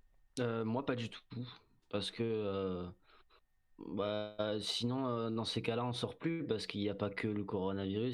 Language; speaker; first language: French; native; French